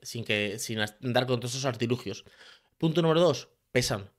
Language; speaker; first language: Spanish; native; Spanish